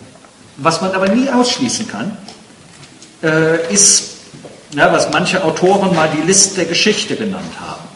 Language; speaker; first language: German; native; German